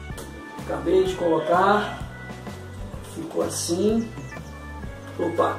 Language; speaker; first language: Portuguese; native; Portuguese